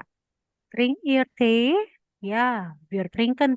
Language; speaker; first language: German; non-native, fluent; Indonesian